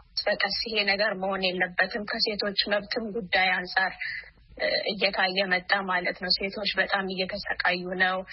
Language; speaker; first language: Amharic; non-native, local second language; Oromo